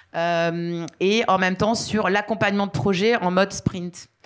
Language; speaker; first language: French; native; French